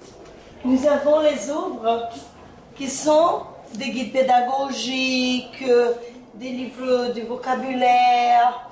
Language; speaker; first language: French; non-native, fluent; Portuguese